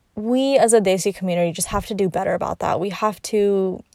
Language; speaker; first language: English; native; English